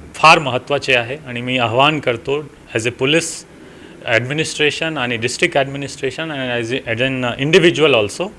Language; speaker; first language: Marathi; non-native, local second language; Hindi